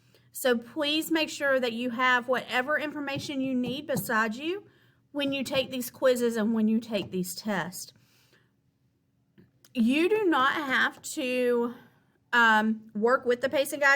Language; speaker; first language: English; native; English